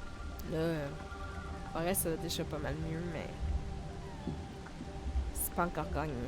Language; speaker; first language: French; native; French